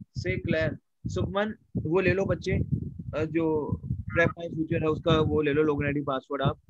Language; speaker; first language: Hindi; native; Hindi